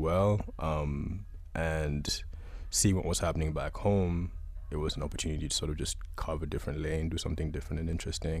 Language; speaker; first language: English; non-native, local second language; Ganda